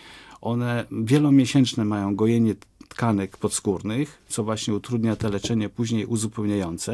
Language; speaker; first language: Polish; native; Polish